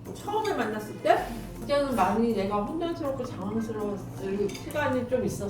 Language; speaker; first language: Korean; native; Korean